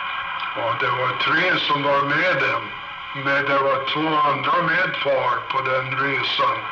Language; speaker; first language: Swedish; early bilingual, heritage; Swedish